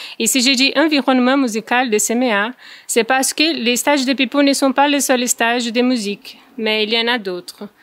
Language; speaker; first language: French; non-native, fluent; Portuguese